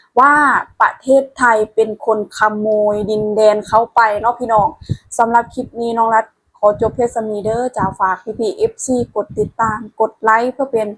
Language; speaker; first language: Thai; non-native, local second language; Lao